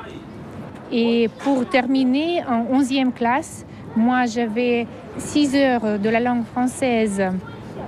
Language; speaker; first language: French; non-native, fluent; Russian